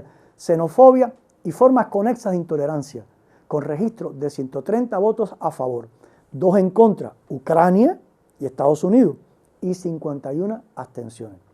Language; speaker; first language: Spanish; native; Spanish